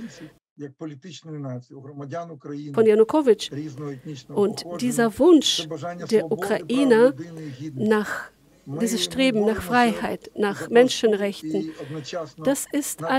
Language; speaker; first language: German; non-native, fluent; Ukrainian